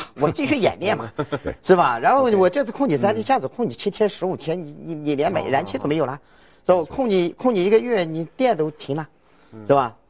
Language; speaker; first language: Chinese; native; Chinese